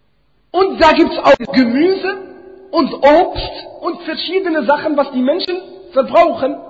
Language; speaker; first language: German; non-native, fluent; Arabic